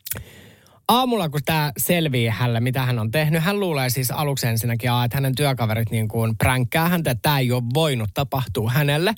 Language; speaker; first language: Finnish; native; Finnish